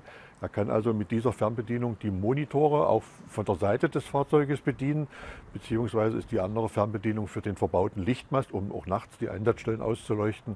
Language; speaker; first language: German; native; German